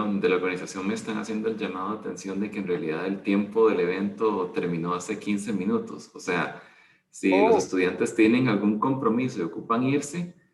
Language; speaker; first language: Spanish; native; Spanish